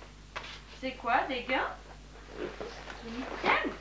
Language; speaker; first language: French; native; French